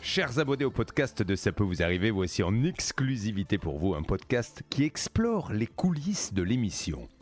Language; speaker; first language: French; native; French